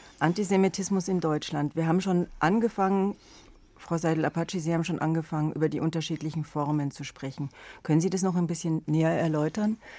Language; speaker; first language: German; native; German